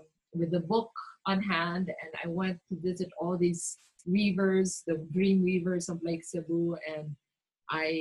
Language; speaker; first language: English; non-native, local second language; Cebuano